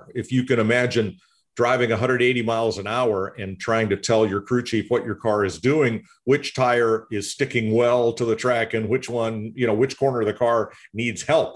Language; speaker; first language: English; native; English